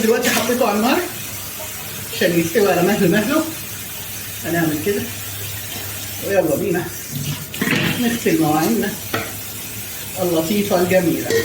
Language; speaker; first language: Arabic; native; Arabic